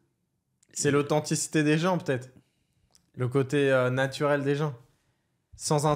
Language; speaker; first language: French; native; French